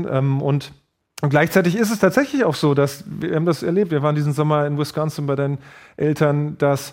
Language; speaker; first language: German; native; German